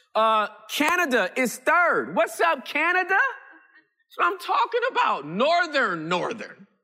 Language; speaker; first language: English; early bilingual, other home language; Yoruba